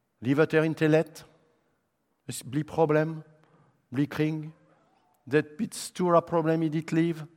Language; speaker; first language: Swedish; non-native, fluent; French